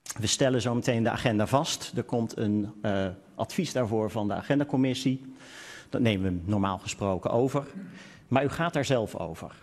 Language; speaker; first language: Dutch; native; Dutch